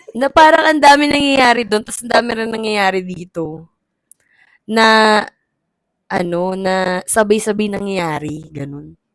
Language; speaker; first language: Filipino; native; Filipino